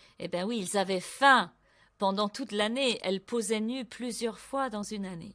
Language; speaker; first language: French; native; French